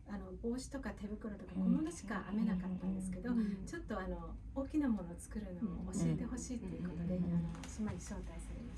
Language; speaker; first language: Japanese; native; Japanese